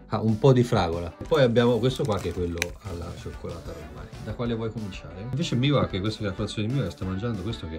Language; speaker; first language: Italian; native; Italian